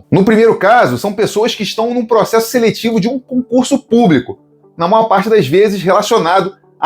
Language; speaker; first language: Portuguese; native; Portuguese